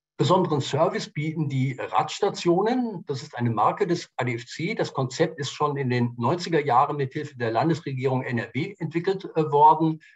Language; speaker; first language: German; native; German